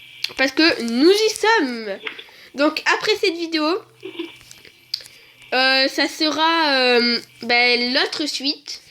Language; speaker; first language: French; native; French